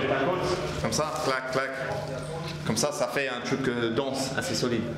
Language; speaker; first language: French; non-native, fluent; Portuguese